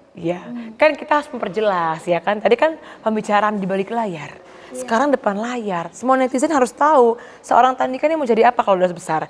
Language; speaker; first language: Indonesian; native; Indonesian